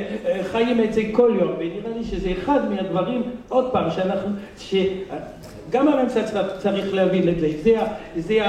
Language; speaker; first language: Hebrew; non-native, fluent; French